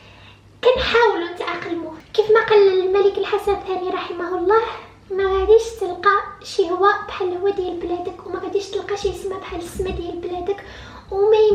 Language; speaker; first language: Arabic; native; Arabic